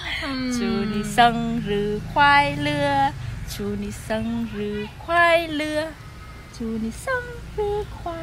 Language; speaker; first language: Chinese; non-native, fluent; Vietnamese